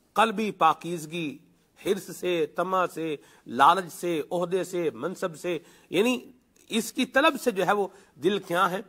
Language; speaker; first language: Urdu; non-native, local second language; Punjabi